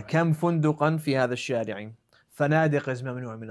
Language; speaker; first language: Arabic; non-native, fluent; English